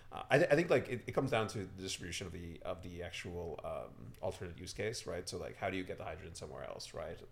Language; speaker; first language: English; native; English